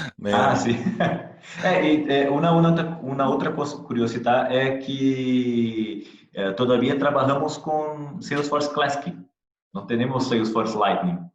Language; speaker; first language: Spanish; non-native, fluent; Portuguese